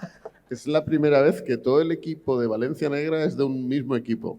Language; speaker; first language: Spanish; native; Spanish